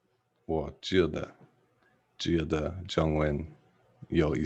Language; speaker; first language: Chinese; non-native, learner; English